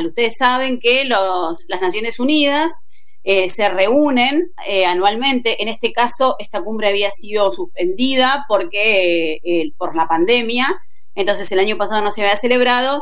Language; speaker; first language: Spanish; native; Spanish